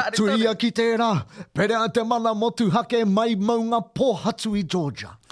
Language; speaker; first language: Māori; non-native, local second language; English